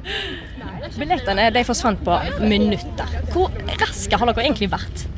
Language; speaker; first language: Norwegian; native; Norwegian